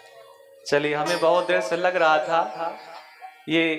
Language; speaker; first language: Hindi; native; Hindi